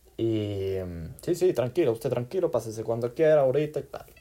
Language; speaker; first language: Spanish; non-native, local second language; Catalan